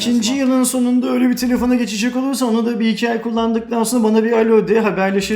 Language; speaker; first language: Turkish; native; Turkish